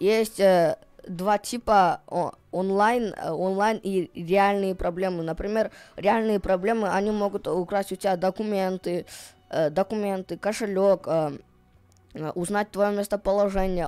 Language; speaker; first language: Russian; non-native, local second language; Kyrgyz